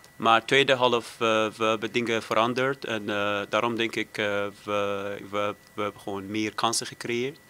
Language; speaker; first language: Dutch; non-native, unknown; Persian